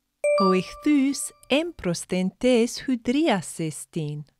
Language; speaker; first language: Greek; non-native, fluent; English